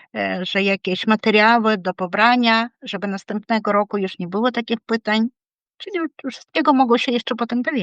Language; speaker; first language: Polish; non-native, fluent; Ukrainian